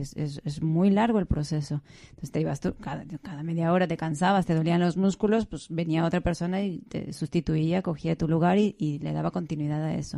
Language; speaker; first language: Spanish; native; Spanish